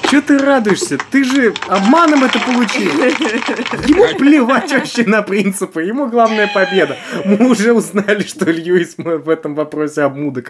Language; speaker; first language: Russian; native; Russian